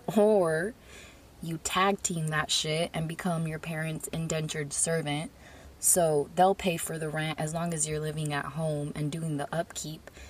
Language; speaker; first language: English; early bilingual, other home language; Spanish